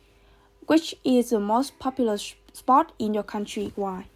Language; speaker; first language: English; non-native, learner; Vietnamese